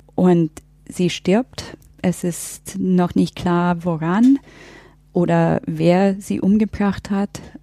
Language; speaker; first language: German; non-native, fluent; English